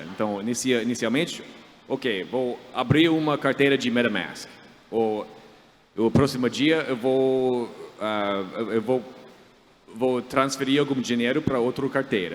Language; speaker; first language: Portuguese; non-native, fluent; English